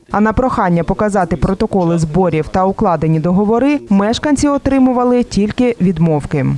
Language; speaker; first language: Ukrainian; native; Ukrainian